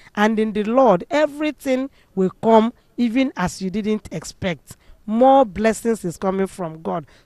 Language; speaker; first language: English; non-native, local second language; Igbo